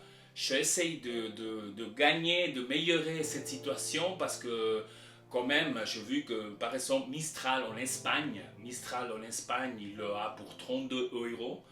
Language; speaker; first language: French; non-native, local second language; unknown